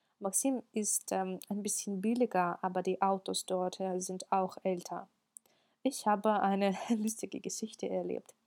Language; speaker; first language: German; non-native, fluent; Russian